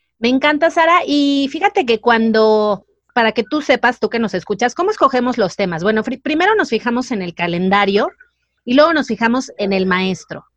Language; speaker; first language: Spanish; native; Spanish